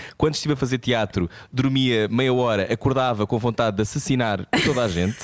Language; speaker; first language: Portuguese; native; Portuguese